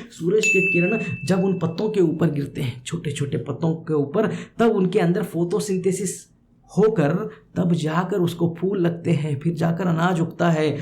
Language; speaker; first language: Hindi; non-native, local second language; Kannada